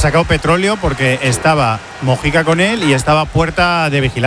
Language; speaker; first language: Spanish; native; Spanish